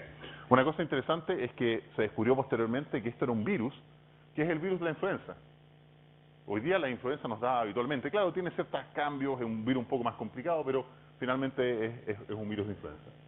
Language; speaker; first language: Spanish; native; Spanish